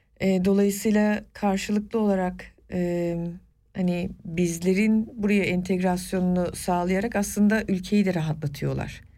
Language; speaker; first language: Turkish; non-native, local second language; Kurdish